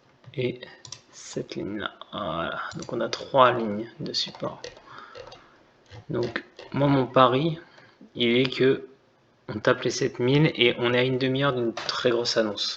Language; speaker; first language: French; native; French